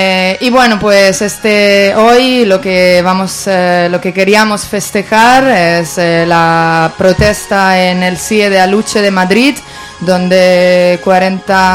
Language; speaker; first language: Spanish; native; Spanish